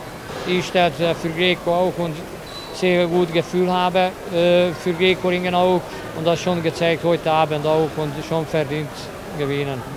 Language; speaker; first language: German; non-native, learner; Hungarian